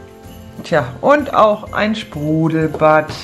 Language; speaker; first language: German; native; German